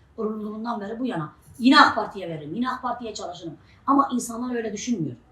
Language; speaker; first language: Turkish; non-native, local second language; Arabic